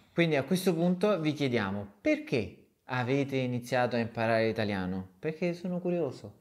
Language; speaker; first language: Italian; native; Italian